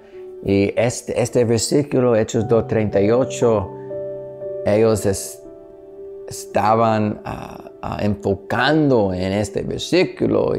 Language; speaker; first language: Spanish; non-native, learner; English